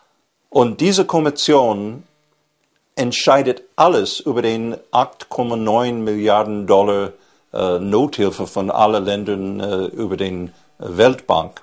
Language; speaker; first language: German; non-native, fluent; English